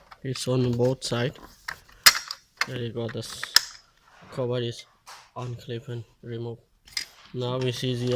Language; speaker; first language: English; non-native, fluent; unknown